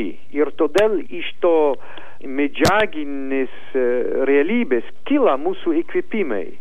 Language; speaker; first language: Lithuanian; non-native, learner; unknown